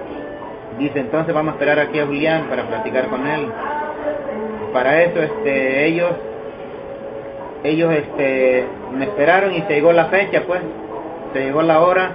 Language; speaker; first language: Spanish; native; Spanish